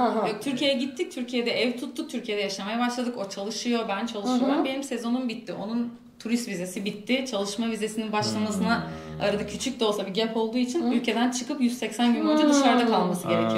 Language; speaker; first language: Turkish; native; Turkish